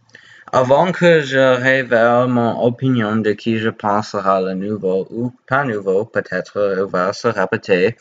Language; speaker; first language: French; non-native, learner; English